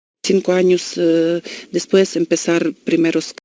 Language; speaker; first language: Spanish; non-native, learner; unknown